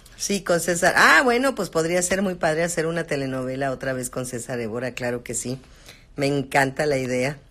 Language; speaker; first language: Spanish; native; Spanish